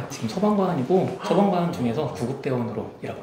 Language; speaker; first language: Korean; native; Korean